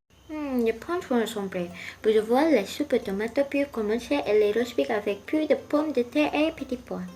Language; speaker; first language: French; non-native, learner; Indonesian